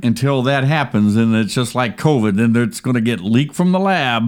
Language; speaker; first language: English; native; English